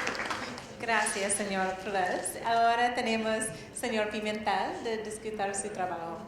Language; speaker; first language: Spanish; non-native, learner; English